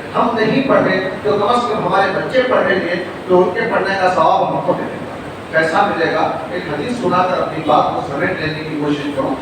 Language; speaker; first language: Urdu; native; Urdu